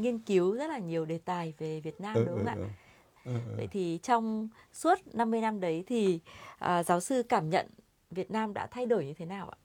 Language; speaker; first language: Vietnamese; native; Vietnamese